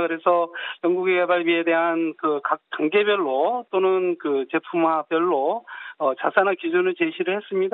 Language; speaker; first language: Korean; native; Korean